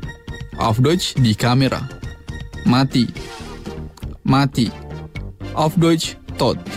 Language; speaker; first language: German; non-native, fluent; Indonesian